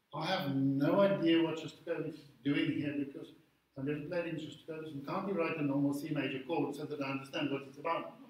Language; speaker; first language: English; non-native, local second language; Afrikaans